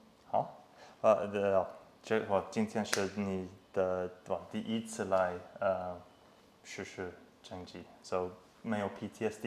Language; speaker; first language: Chinese; non-native, learner; English